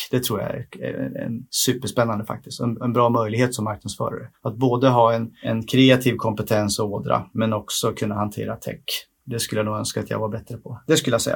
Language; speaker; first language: Swedish; native; Swedish